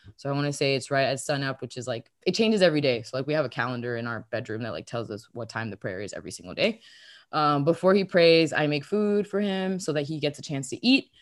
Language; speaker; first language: English; early bilingual, other home language; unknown